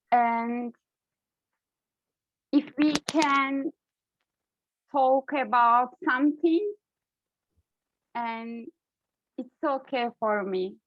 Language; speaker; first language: English; non-native, learner; Turkish